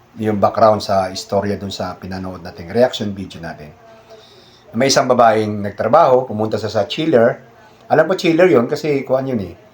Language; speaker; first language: Filipino; native; Filipino